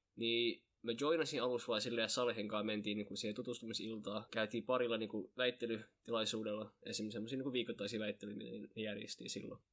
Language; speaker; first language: Finnish; early bilingual, other home language; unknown